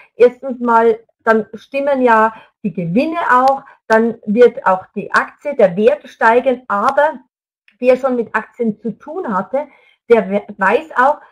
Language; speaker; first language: German; native; German